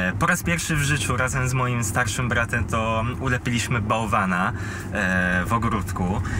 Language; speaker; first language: Polish; non-native, fluent; Italian